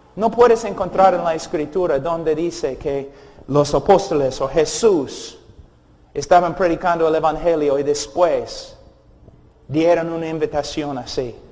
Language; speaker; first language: Spanish; non-native, fluent; English